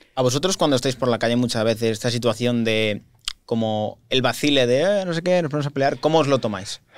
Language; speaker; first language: Spanish; native; Spanish